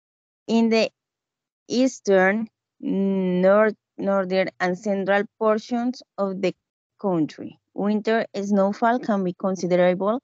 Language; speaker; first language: English; non-native, learner; Spanish